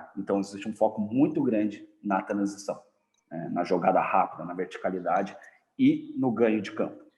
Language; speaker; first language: Portuguese; native; Portuguese